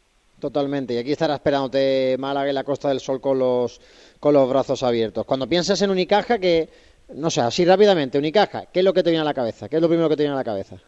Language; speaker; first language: Spanish; native; Spanish